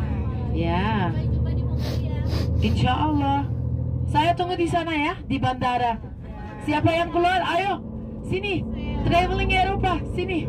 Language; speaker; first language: Indonesian; non-native, fluent; Turkish